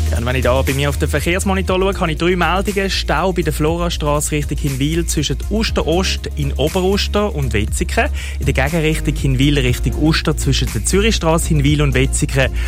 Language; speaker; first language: German; native; German